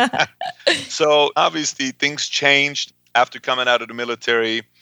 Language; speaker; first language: English; early bilingual, other home language; Persian